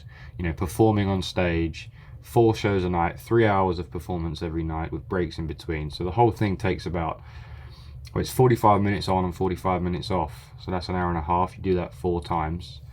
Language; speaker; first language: English; native; English